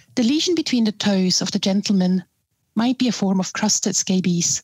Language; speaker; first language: English; non-native, fluent; German